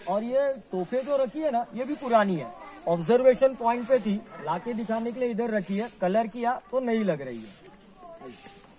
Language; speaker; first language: Hindi; non-native, local second language; Marathi